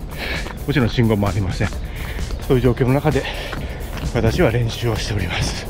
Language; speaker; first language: Japanese; native; Japanese